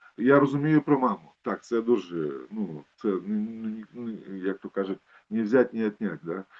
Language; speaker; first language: Ukrainian; non-native, local second language; Russian